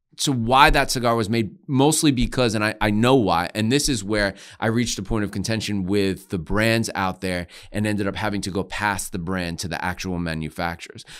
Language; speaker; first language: English; native; English